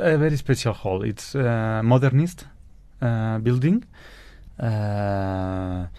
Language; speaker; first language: English; non-native, learner; Spanish